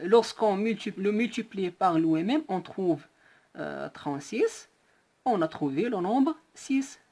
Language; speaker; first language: French; non-native, local second language; Arabic